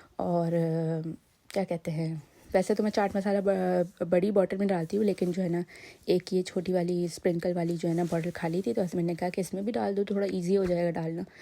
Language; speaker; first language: Urdu; native; Urdu